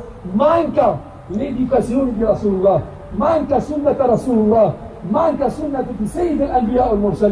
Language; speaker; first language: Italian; non-native, fluent; Arabic